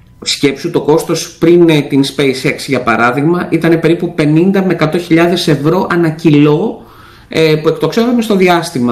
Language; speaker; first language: Greek; native; Greek